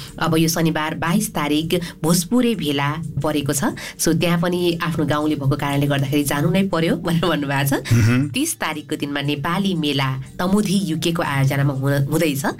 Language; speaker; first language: Nepali; native; Nepali